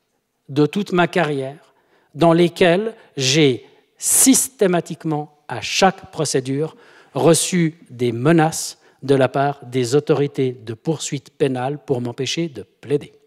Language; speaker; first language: French; native; French